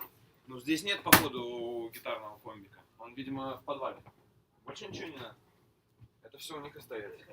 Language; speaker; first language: Russian; native; Russian